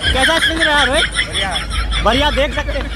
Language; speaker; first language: Hindi; native; Hindi